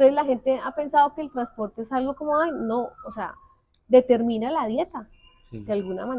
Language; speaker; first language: Spanish; native; Spanish